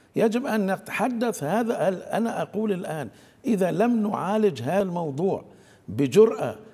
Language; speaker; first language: Arabic; native; Arabic